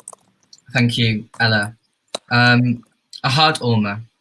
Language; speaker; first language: English; native; English